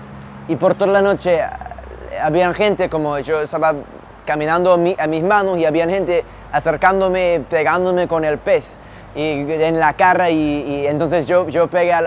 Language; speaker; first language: Spanish; non-native, fluent; English